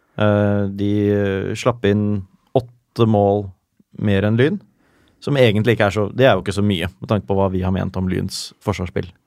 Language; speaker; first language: Norwegian; native; Norwegian